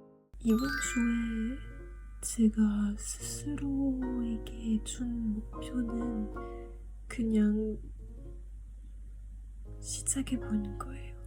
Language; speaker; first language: Korean; non-native, learner; French